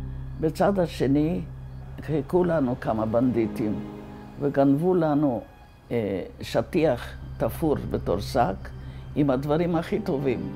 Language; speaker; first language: Hebrew; non-native, fluent; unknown